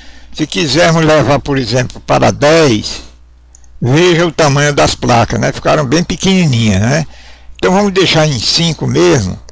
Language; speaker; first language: Portuguese; native; Portuguese